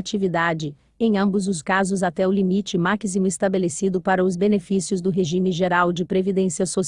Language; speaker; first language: Portuguese; native; Portuguese